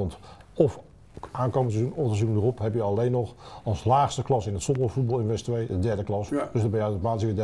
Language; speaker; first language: Dutch; native; Dutch